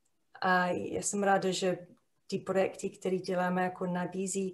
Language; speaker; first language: Czech; non-native, fluent; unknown